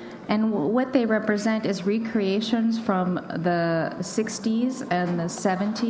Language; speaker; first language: English; native; English